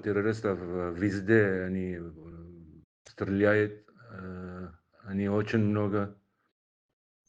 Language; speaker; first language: Russian; non-native, learner; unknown